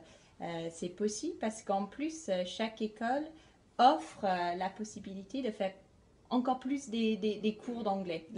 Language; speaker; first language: French; non-native, fluent; English